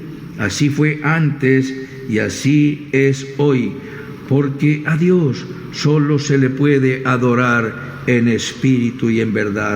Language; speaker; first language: Spanish; native; Spanish